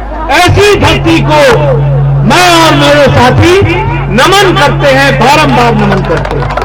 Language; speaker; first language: Hindi; native; Hindi